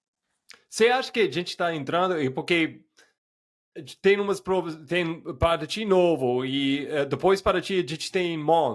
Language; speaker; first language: Portuguese; non-native, fluent; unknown